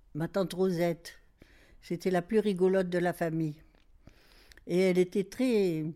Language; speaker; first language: French; native; French